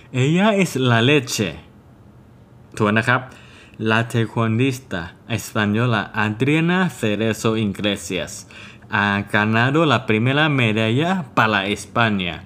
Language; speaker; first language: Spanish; non-native, fluent; Thai